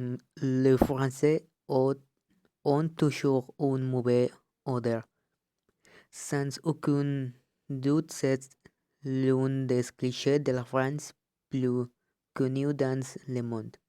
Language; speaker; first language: French; non-native, learner; Spanish